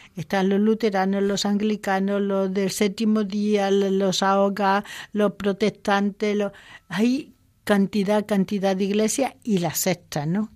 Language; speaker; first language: Spanish; native; Spanish